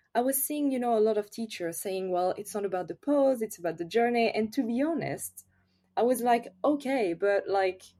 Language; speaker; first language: English; non-native, fluent; French